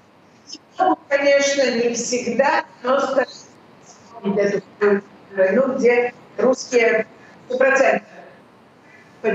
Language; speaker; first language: Russian; early bilingual, heritage; Russian